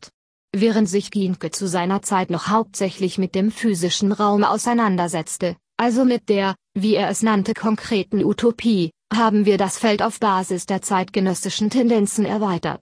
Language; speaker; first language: German; native; German